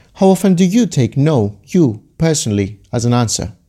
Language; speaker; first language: English; non-native, fluent; Greek